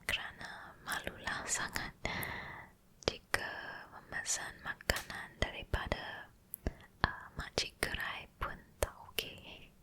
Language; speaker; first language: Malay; non-native, local second language; Chinese